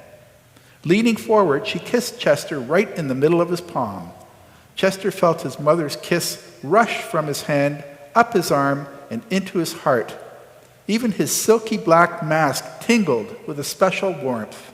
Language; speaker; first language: English; native; English